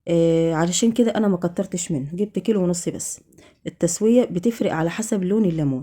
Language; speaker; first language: Arabic; native; Arabic